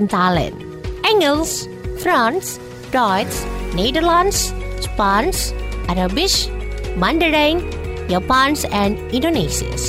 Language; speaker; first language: Dutch; non-native, fluent; Indonesian